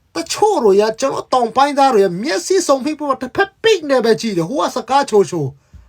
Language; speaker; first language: Burmese; non-native, local second language; Hakha Chin